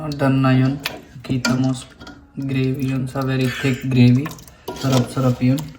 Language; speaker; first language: Filipino; non-native, learner; Hindi